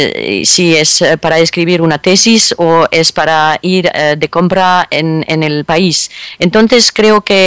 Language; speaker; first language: Spanish; non-native, fluent; French